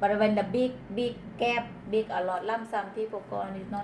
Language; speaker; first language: English; non-native, learner; Northeastern Thai